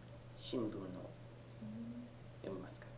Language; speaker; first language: Japanese; non-native, learner; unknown